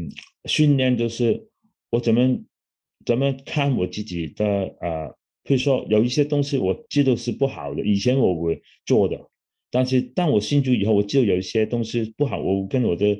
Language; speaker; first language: Chinese; non-native, local second language; Cantonese